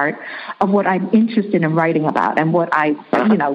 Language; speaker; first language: English; early bilingual, other home language; Chinese